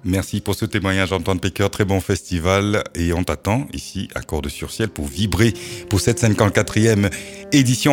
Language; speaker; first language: French; native; French